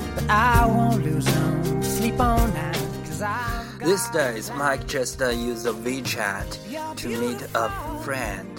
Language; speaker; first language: English; non-native, learner; Chinese